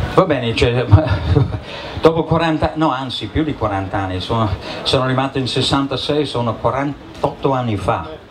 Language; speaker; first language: Italian; non-native, fluent; English